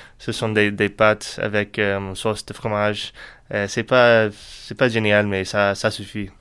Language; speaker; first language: French; non-native, learner; English